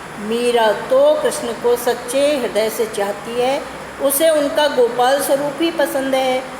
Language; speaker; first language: Hindi; native; Hindi